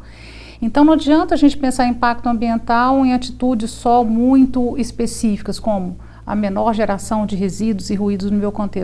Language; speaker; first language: Portuguese; native; Portuguese